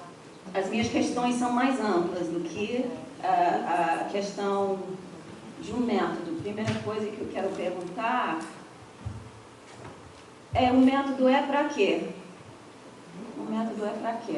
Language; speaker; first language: Portuguese; non-native, fluent; English